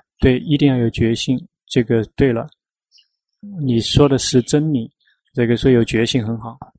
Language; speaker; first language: Chinese; non-native, fluent; Thai